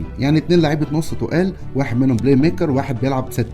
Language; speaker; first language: Arabic; native; Arabic